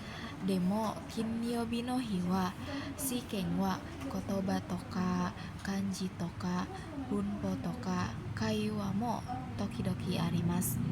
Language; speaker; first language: Japanese; non-native, learner; Indonesian